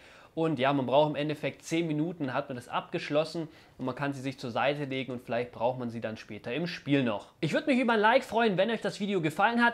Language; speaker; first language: German; native; German